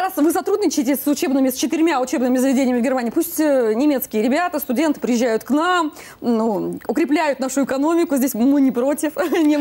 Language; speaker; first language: Russian; native; Russian